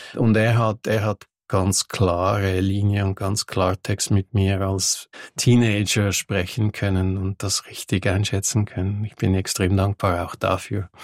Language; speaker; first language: German; non-native, local second language; French